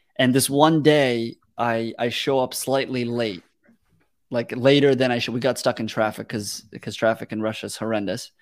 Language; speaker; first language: English; early bilingual, other home language; Russian